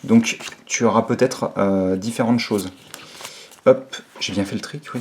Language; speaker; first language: French; native; French